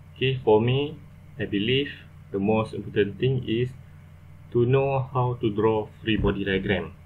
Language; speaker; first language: English; non-native, local second language; Malay